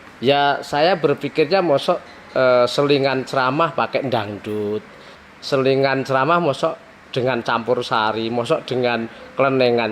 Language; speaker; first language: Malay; non-native, local second language; Javanese